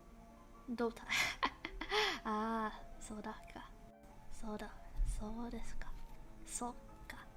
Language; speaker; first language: Japanese; non-native, learner; English